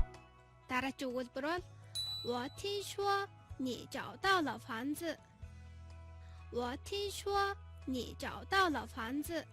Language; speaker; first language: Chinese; non-native, fluent; Mongolian